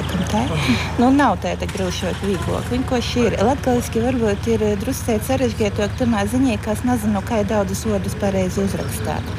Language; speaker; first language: Latvian; non-native, local second language; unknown